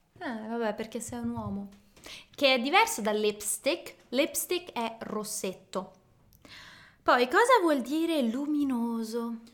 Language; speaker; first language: Italian; native; Italian